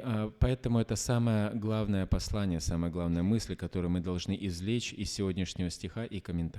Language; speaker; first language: Russian; native; Russian